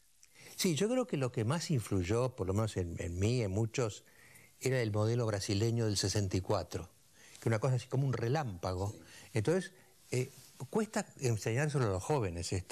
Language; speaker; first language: Spanish; native; Spanish